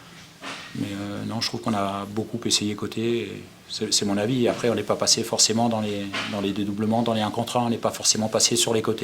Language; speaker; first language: French; native; French